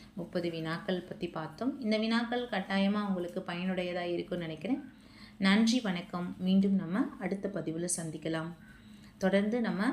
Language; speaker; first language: Tamil; native; Tamil